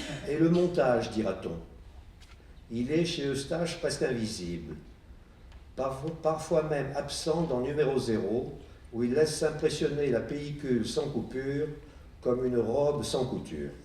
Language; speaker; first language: French; native; French